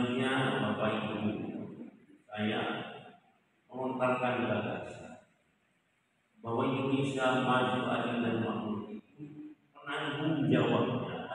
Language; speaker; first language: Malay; non-native, local second language; Javanese